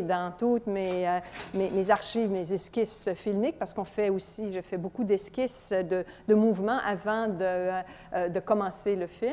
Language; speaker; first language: French; native; French